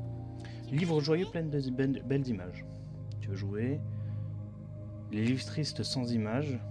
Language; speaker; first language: French; native; French